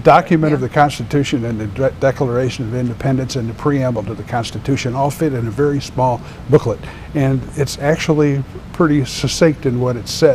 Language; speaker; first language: English; native; English